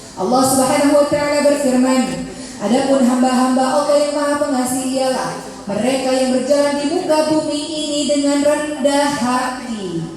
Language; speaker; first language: Indonesian; native; Indonesian